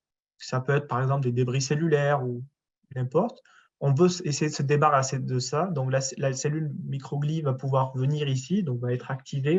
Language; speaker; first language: French; native; French